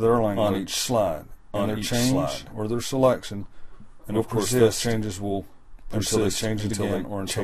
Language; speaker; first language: English; native; English